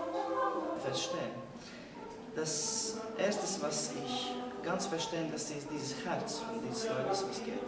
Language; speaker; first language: German; non-native, learner; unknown